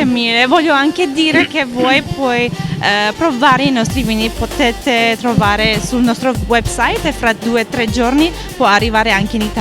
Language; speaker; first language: Italian; non-native, learner; Armenian